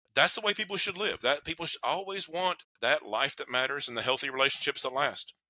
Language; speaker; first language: English; native; English